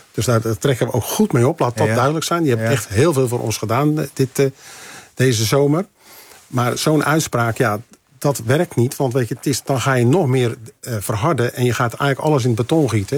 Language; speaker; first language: Dutch; native; Dutch